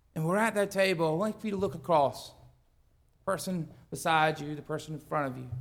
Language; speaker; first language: English; native; English